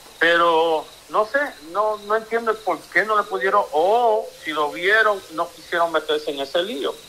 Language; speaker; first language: Spanish; early bilingual, heritage; Spanish